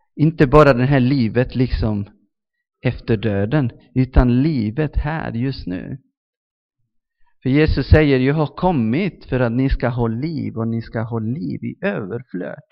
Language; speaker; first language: Swedish; non-native, fluent; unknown